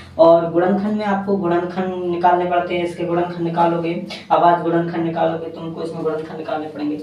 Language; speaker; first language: Hindi; native; Hindi